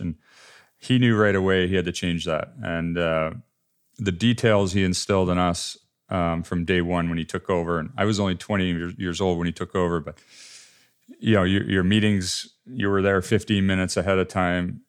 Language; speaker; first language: English; native; English